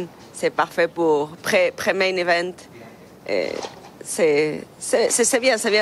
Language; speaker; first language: French; non-native, fluent; Spanish